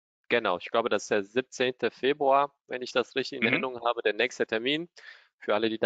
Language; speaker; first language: German; native; German